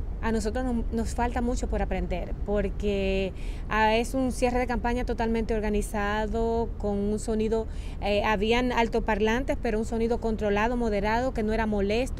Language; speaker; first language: Spanish; native; Spanish